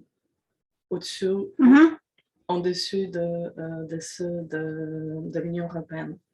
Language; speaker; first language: French; non-native, fluent; Polish